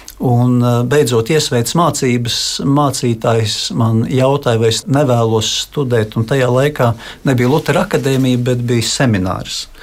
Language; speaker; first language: Latvian; native; Latvian